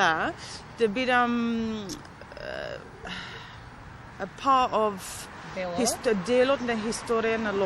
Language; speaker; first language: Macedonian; early bilingual, heritage; Macedonian